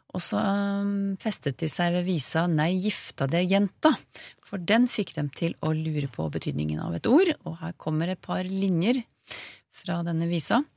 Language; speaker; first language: Norwegian; native; Norwegian